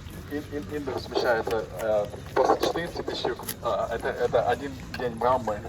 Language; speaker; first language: Russian; native; Russian